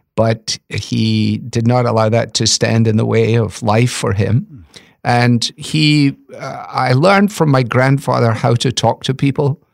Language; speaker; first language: English; native; English